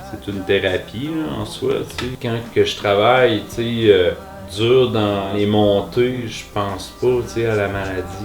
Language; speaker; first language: French; native; French